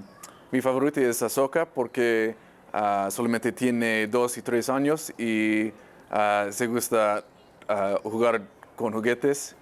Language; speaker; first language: Spanish; non-native, learner; English